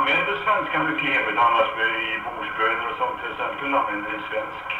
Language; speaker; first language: Swedish; non-native, fluent; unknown